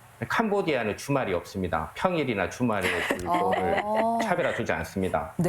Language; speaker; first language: Korean; native; Korean